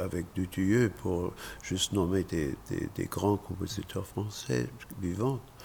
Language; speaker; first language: French; non-native, fluent; German